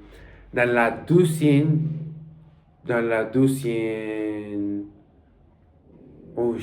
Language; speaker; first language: French; non-native, learner; Spanish